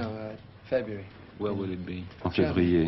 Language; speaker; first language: French; non-native, learner; English